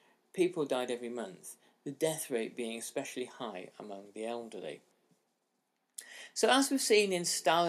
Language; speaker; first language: English; native; English